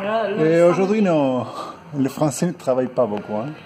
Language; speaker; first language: French; non-native, fluent; Spanish